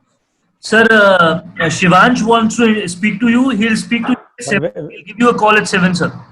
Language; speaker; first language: English; non-native, local second language; Hindi